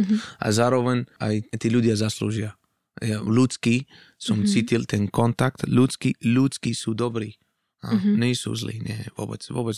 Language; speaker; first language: Slovak; non-native, fluent; Arabic